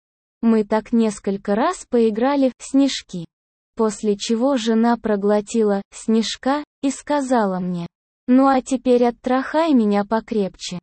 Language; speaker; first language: Russian; native; Russian